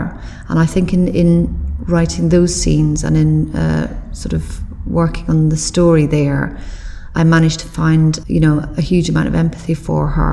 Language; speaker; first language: English; native; English